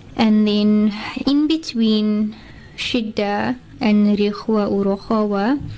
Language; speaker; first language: English; native; English